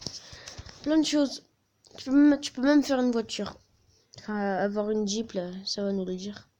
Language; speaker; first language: French; native; French